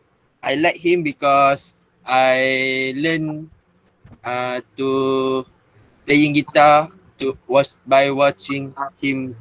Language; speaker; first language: English; non-native, local second language; Malay